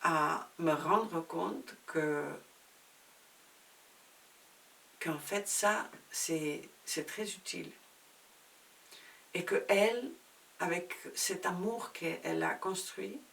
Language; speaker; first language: French; non-native, fluent; Spanish